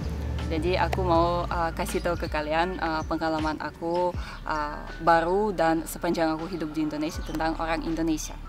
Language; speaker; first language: Indonesian; non-native, fluent; Russian